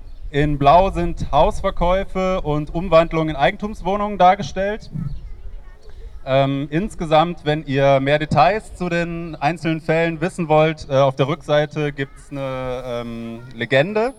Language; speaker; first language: German; native; German